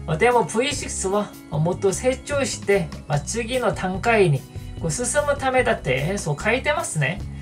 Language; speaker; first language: Japanese; non-native, fluent; Korean